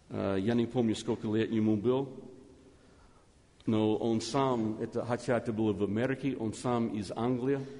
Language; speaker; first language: Russian; non-native, learner; English